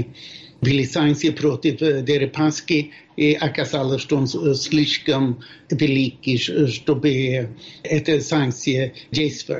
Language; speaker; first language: Russian; non-native, fluent; Swedish